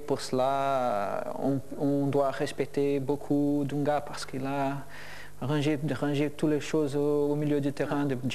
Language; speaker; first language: French; non-native, learner; Portuguese